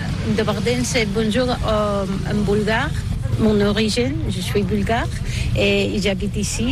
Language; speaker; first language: French; non-native, learner; Bulgarian